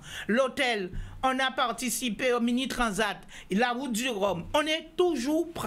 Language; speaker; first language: French; non-native, local second language; Guadeloupean Creole French